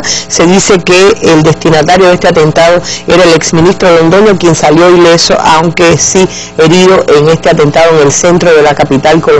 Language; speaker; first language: Spanish; native; Spanish